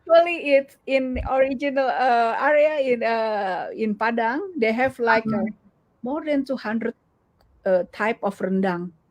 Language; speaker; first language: English; non-native, learner; Indonesian